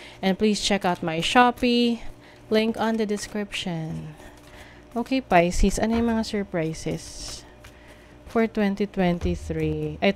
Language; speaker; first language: Filipino; native; Filipino